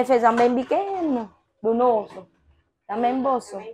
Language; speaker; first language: Portuguese; non-native, learner; Vietnamese